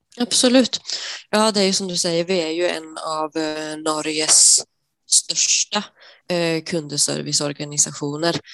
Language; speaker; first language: Swedish; native; Swedish